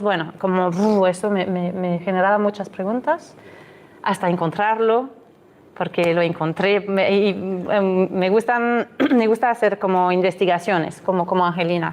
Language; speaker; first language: Spanish; non-native, fluent; French